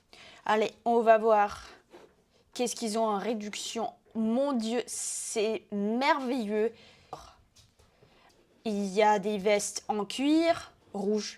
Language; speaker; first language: French; non-native, fluent; Russian